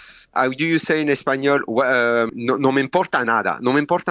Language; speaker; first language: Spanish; non-native, learner; French